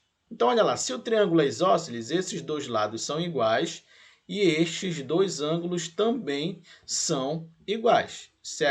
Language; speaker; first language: Portuguese; native; Portuguese